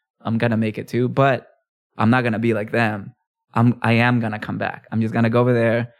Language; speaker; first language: English; early bilingual, other home language; Spanish